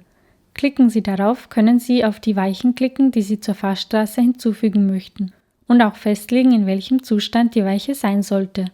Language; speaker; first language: German; native; German